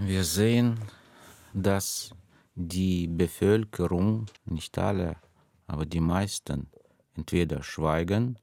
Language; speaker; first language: German; non-native, fluent; Russian